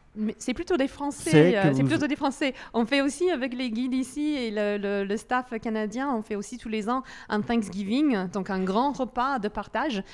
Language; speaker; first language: French; non-native, fluent; English